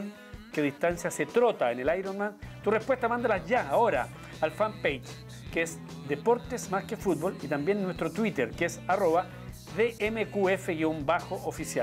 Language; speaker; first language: Spanish; native; Spanish